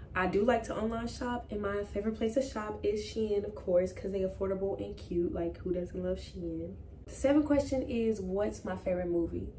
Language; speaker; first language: English; native; English